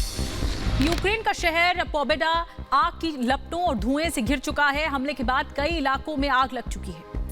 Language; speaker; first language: Hindi; native; Hindi